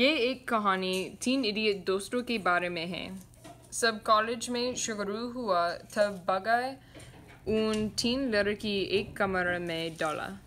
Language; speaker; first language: Hindi; non-native, learner; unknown